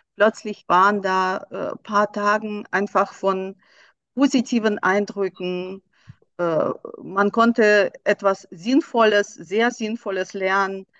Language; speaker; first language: German; non-native, fluent; Russian